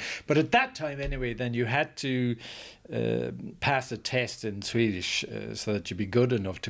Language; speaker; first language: English; native; English